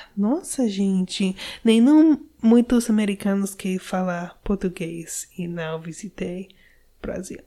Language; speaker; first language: Portuguese; non-native, learner; English